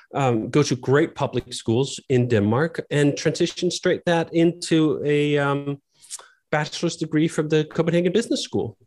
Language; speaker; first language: English; non-native, fluent; Danish